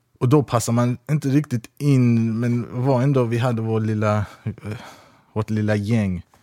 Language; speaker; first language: Swedish; early bilingual, other home language; Persian